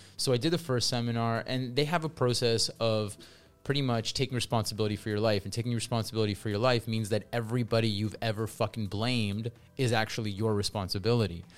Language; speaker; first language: English; early bilingual, other home language; Russian